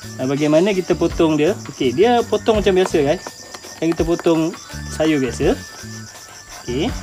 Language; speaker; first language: Malay; non-native, local second language; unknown